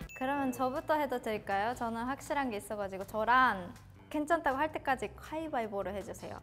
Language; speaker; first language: Korean; non-native, fluent; Japanese